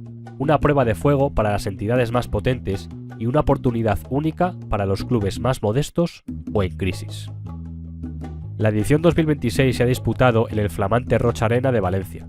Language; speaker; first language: Spanish; native; Spanish